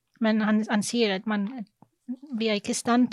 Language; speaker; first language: Norwegian; non-native, fluent; English